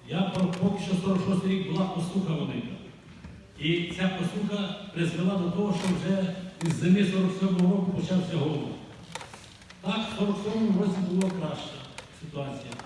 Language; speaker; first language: Ukrainian; native; Ukrainian